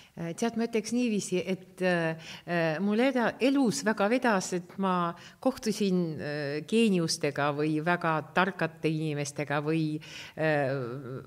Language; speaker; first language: Estonian; non-native, local second language; Russian